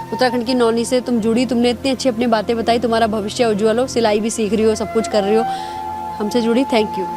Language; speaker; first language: Hindi; native; Hindi